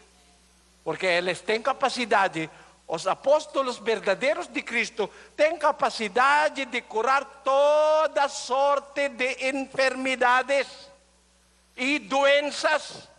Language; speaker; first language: Portuguese; non-native, learner; Filipino